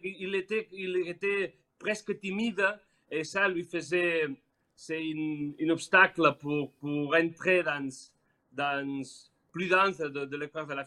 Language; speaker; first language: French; non-native, learner; Spanish